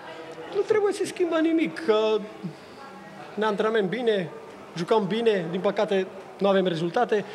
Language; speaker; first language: Romanian; non-native, learner; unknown